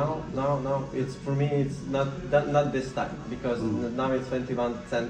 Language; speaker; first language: English; non-native, learner; Ukrainian